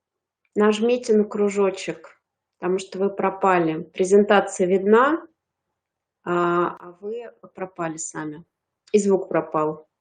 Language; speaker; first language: Russian; native; Russian